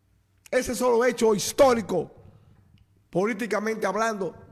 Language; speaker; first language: Spanish; native; Spanish